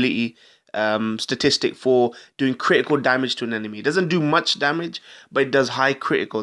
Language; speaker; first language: English; native; English